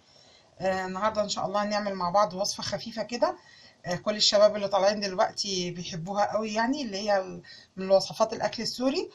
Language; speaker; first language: Arabic; native; Arabic